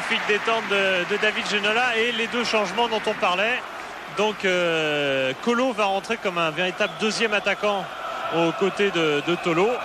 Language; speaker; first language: French; native; French